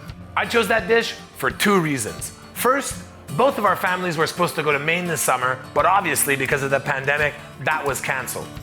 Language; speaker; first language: English; native; English